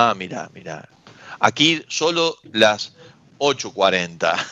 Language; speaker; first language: Spanish; native; Spanish